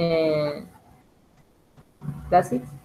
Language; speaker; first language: English; non-native, learner; Spanish